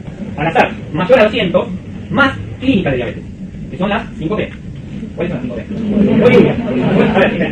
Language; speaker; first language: Spanish; native; Spanish